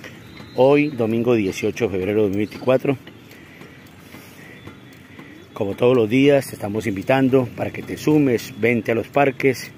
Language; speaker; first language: Spanish; native; Spanish